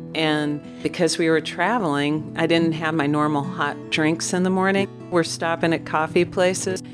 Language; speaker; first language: English; native; English